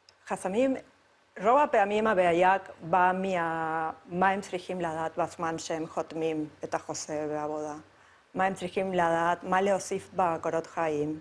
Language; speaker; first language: Hebrew; non-native, fluent; Spanish